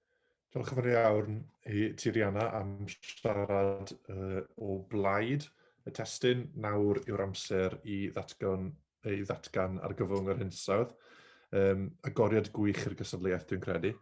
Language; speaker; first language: Welsh; native; Welsh